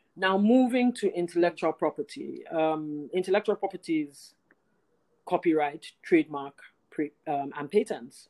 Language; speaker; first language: English; non-native, local second language; Yoruba